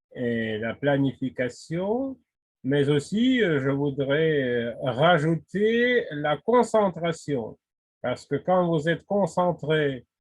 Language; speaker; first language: French; non-native, fluent; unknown